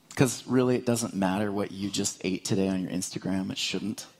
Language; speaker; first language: English; native; English